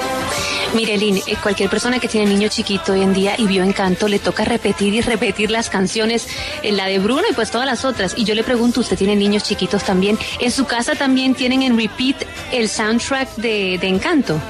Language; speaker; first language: Spanish; native; Spanish